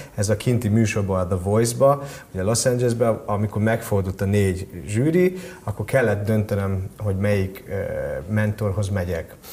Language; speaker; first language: Hungarian; early bilingual, heritage; Hungarian